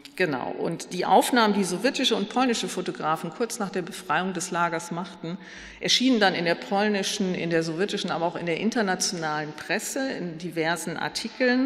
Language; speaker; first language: German; native; German